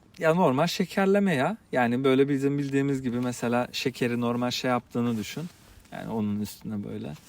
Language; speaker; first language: Turkish; early bilingual, heritage; Turkish